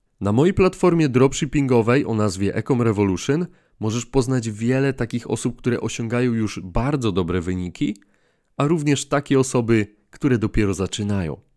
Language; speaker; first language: Polish; native; Polish